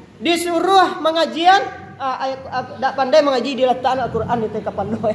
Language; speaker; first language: Malay; non-native, local second language; Minangkabau